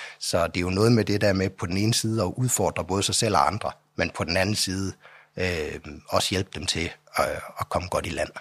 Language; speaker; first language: Danish; native; Danish